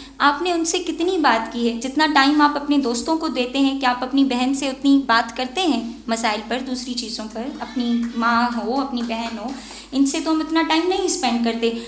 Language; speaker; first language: Urdu; non-native, local second language; Sindhi